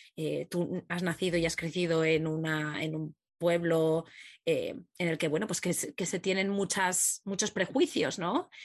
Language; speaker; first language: Spanish; native; Spanish